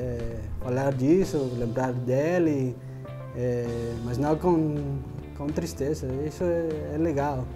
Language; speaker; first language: Portuguese; non-native, fluent; Spanish